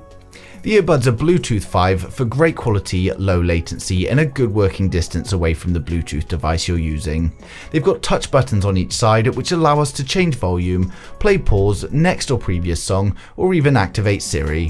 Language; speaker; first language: English; native; English